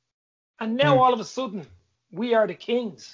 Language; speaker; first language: English; native; English